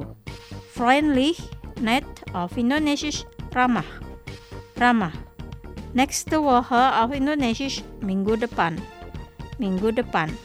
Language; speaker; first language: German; non-native, fluent; Indonesian